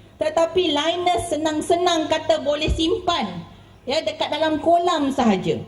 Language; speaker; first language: Malay; native; Malay